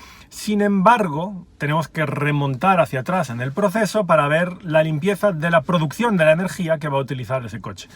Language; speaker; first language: Spanish; native; Spanish